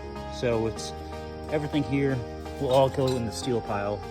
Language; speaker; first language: English; native; English